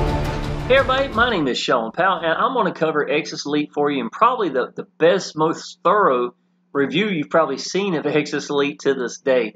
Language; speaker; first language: English; native; English